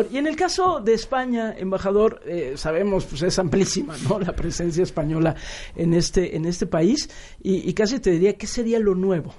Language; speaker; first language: Spanish; native; Spanish